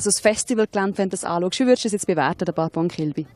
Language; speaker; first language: German; native; German